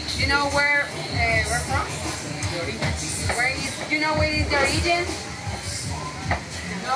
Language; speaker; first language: English; non-native, fluent; Spanish